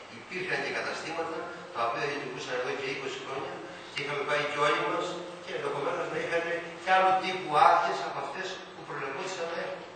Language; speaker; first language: Greek; native; Greek